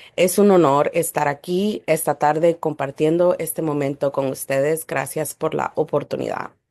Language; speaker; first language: Spanish; early bilingual, heritage; Spanish